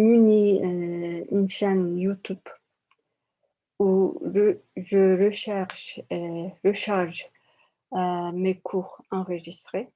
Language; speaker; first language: French; non-native, learner; Turkish